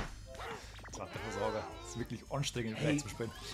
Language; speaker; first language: German; native; German